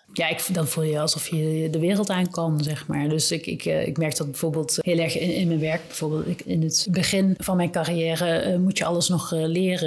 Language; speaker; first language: Dutch; native; Dutch